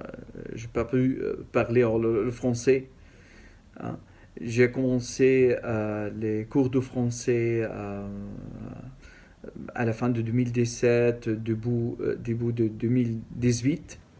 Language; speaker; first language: French; non-native, learner; Arabic